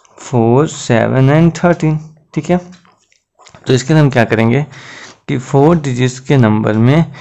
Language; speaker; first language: Hindi; native; Hindi